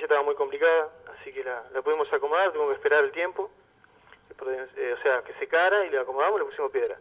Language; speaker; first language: Spanish; native; Spanish